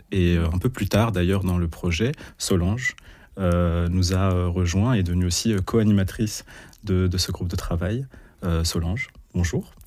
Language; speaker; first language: French; early bilingual, other home language; Arabic